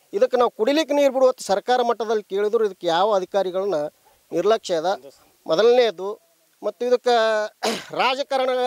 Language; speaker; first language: Kannada; native; Kannada